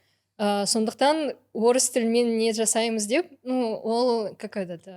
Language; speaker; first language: Kazakh; non-native, local second language; Russian